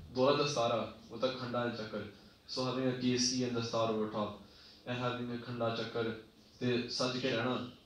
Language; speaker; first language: English; early bilingual, other home language; Punjabi